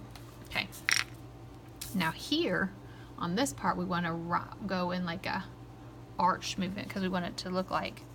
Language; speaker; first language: English; native; English